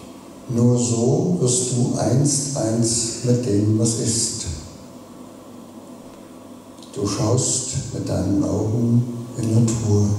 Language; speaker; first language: German; native; German